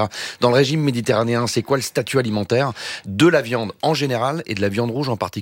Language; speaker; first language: French; native; French